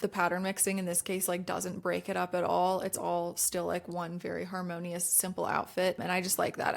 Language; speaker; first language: English; native; English